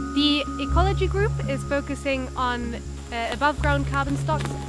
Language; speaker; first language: English; non-native, fluent; Dutch